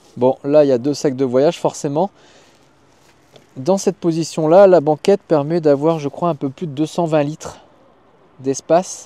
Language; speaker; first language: French; native; French